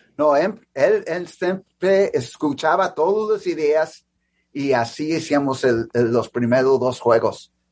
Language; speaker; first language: Spanish; early bilingual, heritage; English